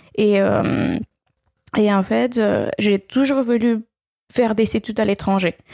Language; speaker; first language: French; non-native, fluent; Spanish